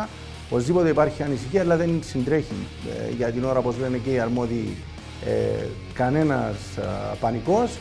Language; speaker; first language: Greek; native; Greek